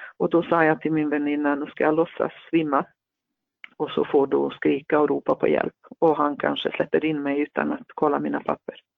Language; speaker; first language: Swedish; non-native, fluent; Bosnian